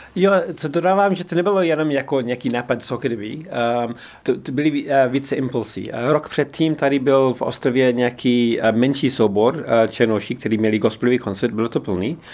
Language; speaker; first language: Czech; non-native, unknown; English